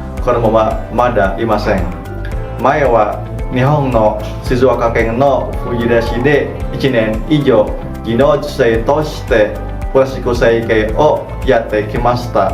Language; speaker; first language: Japanese; non-native, learner; Indonesian